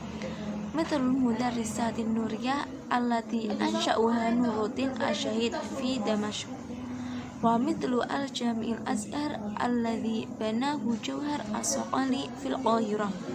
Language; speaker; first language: Arabic; non-native, learner; Indonesian